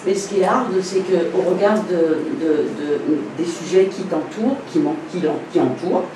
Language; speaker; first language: French; native; French